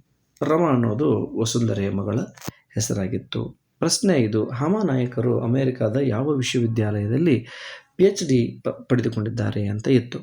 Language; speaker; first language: Kannada; native; Kannada